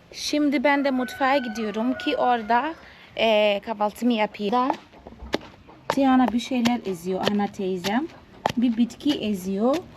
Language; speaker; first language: Turkish; non-native, fluent; Portuguese